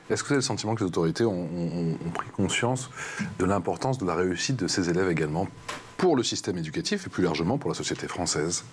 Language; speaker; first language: French; native; French